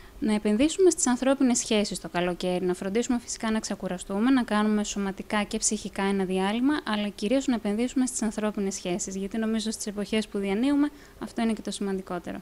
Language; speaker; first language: Greek; native; Greek